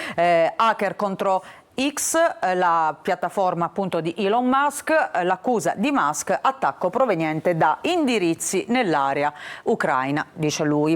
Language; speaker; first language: Italian; native; Italian